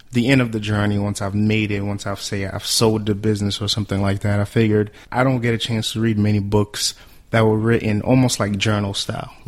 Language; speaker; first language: English; early bilingual, other home language; Haitian Creole